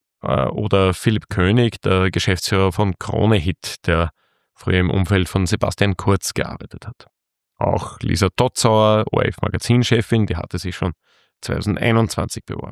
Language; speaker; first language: German; native; German